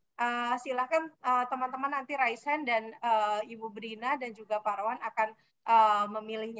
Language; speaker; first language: Indonesian; native; Indonesian